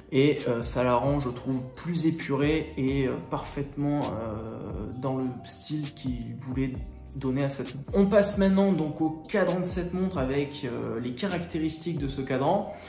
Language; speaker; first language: French; native; French